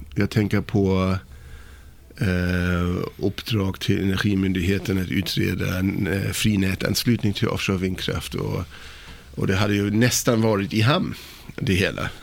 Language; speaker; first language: Swedish; non-native, fluent; German